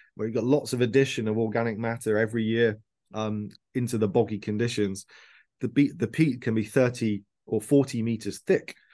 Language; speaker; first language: English; native; English